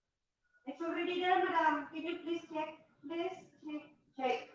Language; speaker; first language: English; non-native, local second language; Filipino